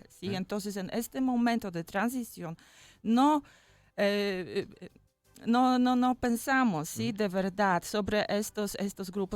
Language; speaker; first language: Spanish; non-native, fluent; Polish